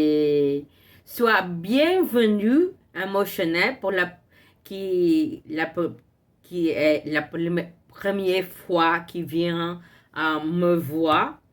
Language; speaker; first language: French; non-native, learner; Portuguese